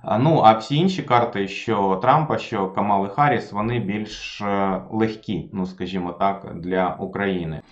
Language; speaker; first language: Ukrainian; non-native, local second language; Russian